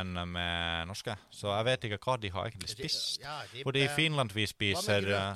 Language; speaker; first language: Norwegian; non-native, fluent; Finnish